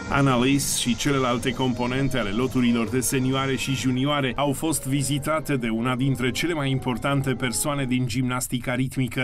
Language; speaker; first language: Romanian; native; Romanian